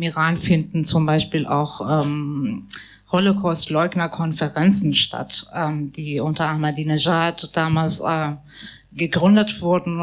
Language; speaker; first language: German; non-native, fluent; Persian